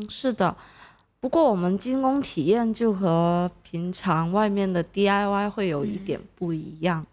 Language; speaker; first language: Chinese; non-native, local second language; Cantonese